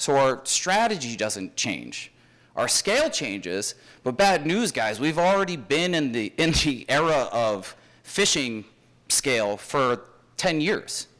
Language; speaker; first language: English; native; English